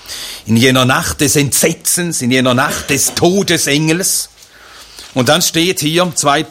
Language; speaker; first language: German; native; German